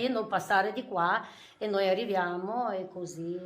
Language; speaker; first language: Italian; non-native, fluent; Ukrainian